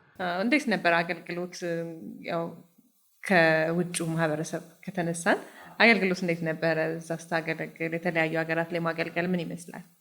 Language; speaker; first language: Amharic; native; Amharic